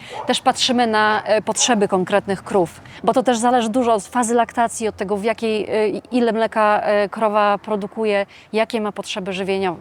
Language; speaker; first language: Polish; native; Polish